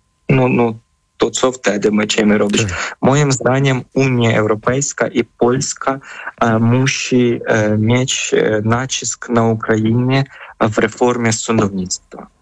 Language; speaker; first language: Polish; non-native, fluent; Ukrainian